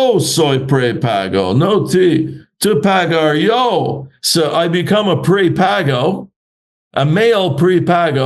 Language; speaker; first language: Spanish; non-native, learner; English